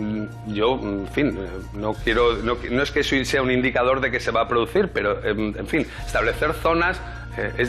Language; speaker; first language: Spanish; native; Spanish